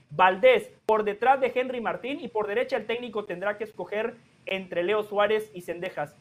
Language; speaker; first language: Spanish; native; Spanish